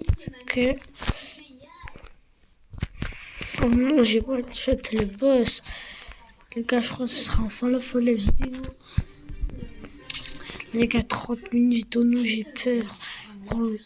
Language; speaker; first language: French; native; French